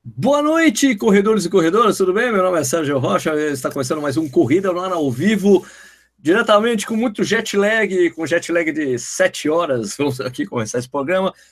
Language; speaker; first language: Portuguese; native; Portuguese